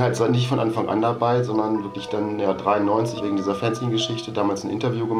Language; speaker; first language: German; native; German